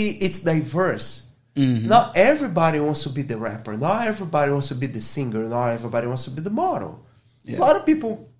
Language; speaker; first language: English; non-native, fluent; Portuguese